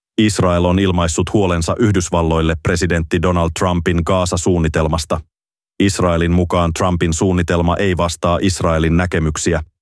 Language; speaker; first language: Finnish; native; Finnish